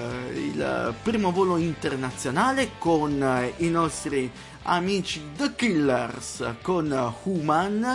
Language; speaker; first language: Italian; native; Italian